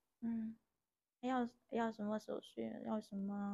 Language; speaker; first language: Chinese; non-native, learner; Vietnamese